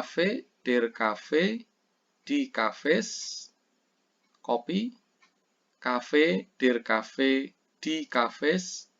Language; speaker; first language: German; non-native, fluent; Indonesian